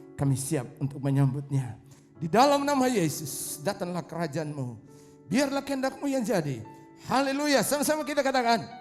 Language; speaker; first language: Indonesian; non-native, local second language; Tetum